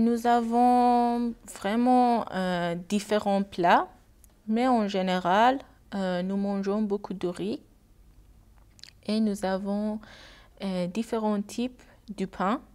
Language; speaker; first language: French; non-native, learner; Persian